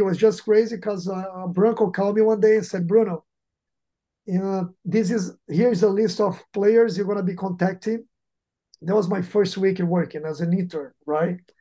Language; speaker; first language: English; non-native, fluent; Portuguese